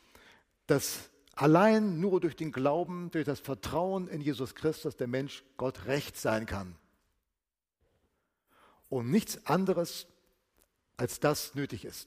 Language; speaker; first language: German; native; German